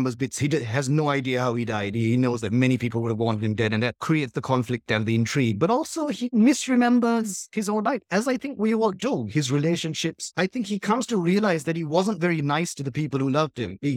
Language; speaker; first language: English; native; English